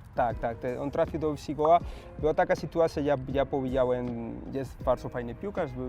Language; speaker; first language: Polish; non-native, learner; Spanish